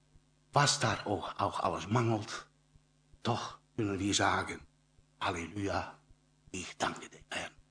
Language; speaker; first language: German; non-native, learner; Dutch